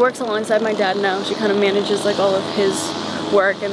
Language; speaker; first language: English; early bilingual, other home language; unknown